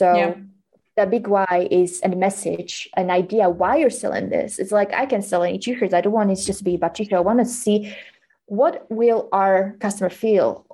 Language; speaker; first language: English; non-native, fluent; Slovak